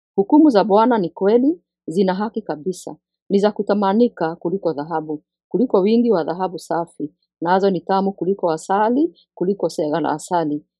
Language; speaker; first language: Swahili; non-native, local second language; Kikuyu